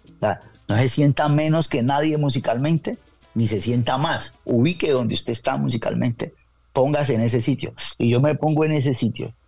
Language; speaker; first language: Spanish; native; Spanish